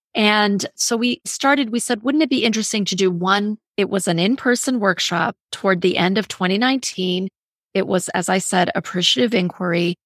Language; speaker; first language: English; native; English